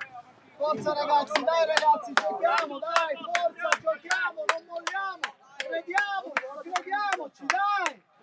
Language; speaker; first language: Italian; native; Italian